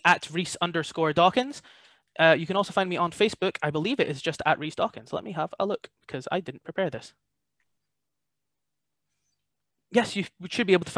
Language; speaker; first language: English; native; English